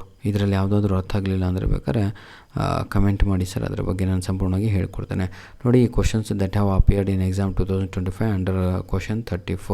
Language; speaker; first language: Kannada; native; Kannada